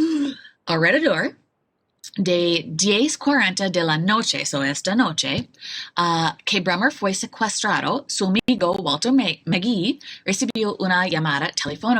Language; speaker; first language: Spanish; non-native, fluent; English